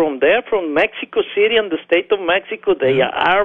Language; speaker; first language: English; non-native, learner; Spanish